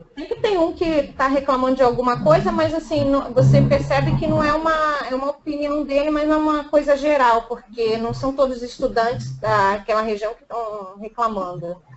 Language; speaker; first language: Portuguese; native; Portuguese